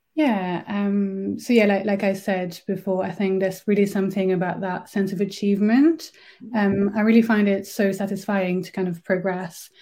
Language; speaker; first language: English; non-native, fluent; French